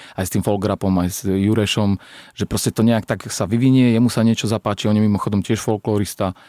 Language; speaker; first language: Slovak; non-native, local second language; Rusyn